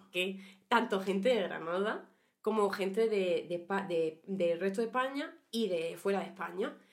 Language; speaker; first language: Spanish; native; Spanish